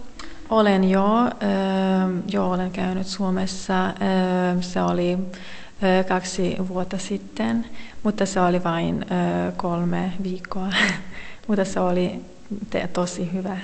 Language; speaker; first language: Finnish; non-native, learner; Hungarian